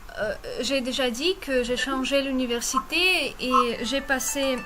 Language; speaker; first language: French; non-native, fluent; Russian